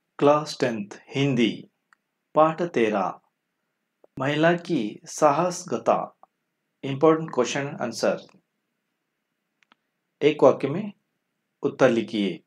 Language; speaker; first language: Hindi; non-native, local second language; Kannada